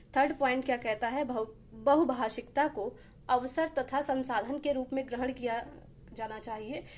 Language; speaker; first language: Hindi; native; Hindi